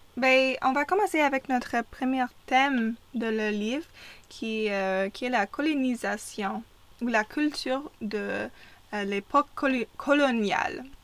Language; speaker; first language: French; non-native, local second language; English